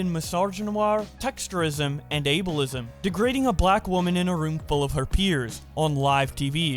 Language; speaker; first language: English; native; English